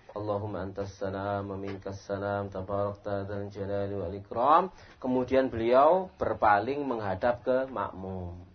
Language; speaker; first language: Indonesian; non-native, local second language; Javanese